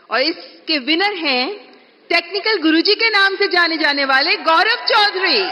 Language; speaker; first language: Hindi; native; Hindi